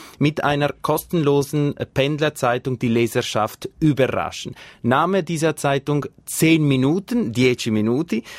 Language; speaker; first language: German; non-native, local second language; Italian